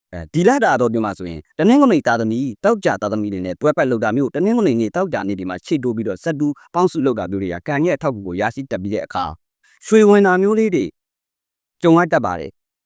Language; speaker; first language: Burmese; native; Burmese